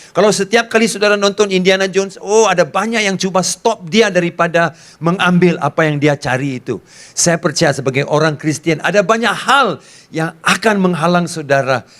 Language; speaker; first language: Malay; non-native, local second language; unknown